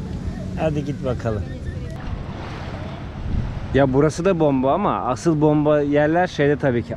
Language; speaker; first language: Turkish; native; Turkish